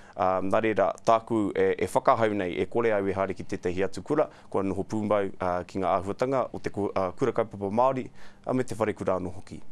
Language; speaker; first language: Māori; non-native, local second language; English